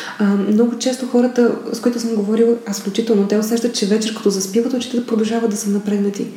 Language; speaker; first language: Bulgarian; native; Bulgarian